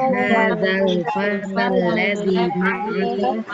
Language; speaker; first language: Arabic; non-native, learner; Indonesian